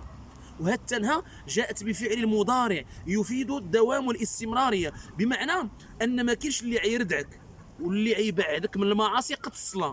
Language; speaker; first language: Arabic; native; Arabic